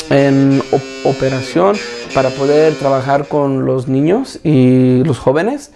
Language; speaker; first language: Spanish; early bilingual, other home language; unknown